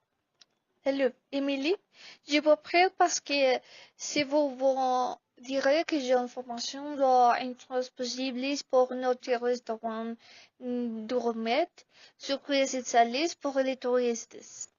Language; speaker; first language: French; non-native, learner; Spanish